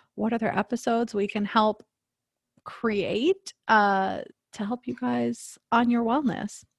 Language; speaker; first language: English; early bilingual, other home language; Spanish